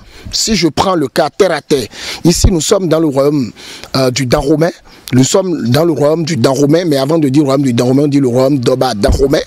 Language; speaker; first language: French; non-native, local second language; Fon